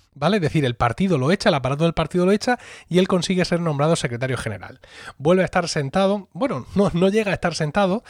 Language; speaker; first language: Spanish; native; Spanish